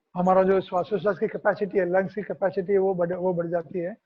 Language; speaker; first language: Hindi; non-native, local second language; Marathi